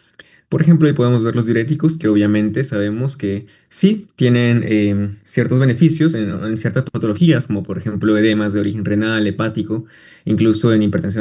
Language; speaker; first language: Spanish; native; Spanish